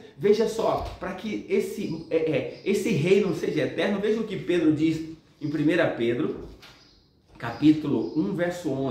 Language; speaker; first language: Portuguese; native; Portuguese